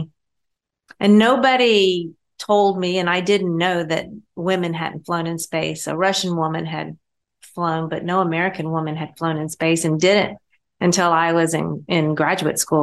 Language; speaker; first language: English; native; English